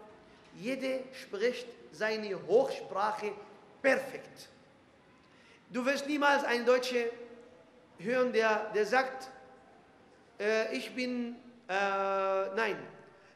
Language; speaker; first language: German; non-native, fluent; Arabic